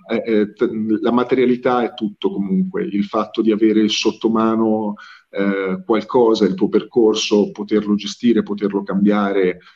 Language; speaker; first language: Italian; native; Italian